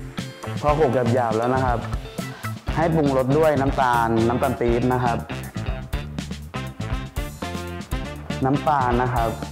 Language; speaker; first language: Thai; native; Thai